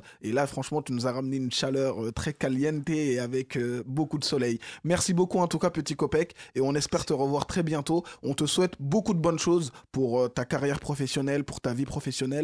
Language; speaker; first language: French; native; French